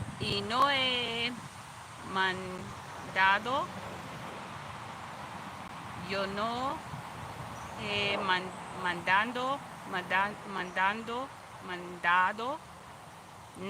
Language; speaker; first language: Spanish; non-native, learner; English